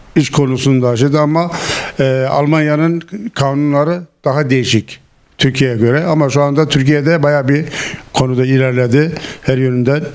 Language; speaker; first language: Turkish; native; Turkish